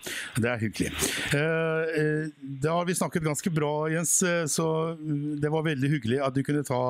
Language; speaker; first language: Norwegian; non-native, fluent; Albanian